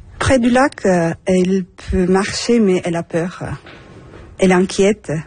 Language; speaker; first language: French; non-native, learner; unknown